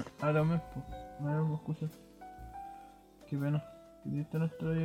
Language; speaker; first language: Spanish; native; Spanish